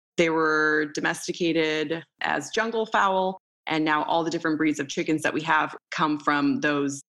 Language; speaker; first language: English; early bilingual, other home language; Romanian